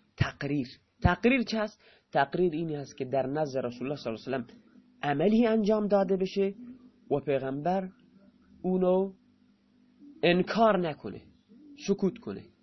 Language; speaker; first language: Persian; non-native, local second language; Baluchi